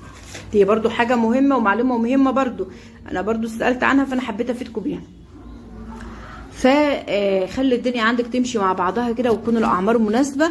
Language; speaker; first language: Arabic; native; Arabic